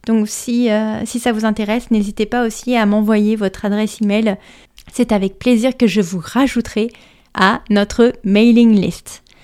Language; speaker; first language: French; native; French